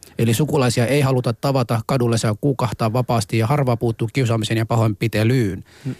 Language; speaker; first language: Finnish; non-native, fluent; Somali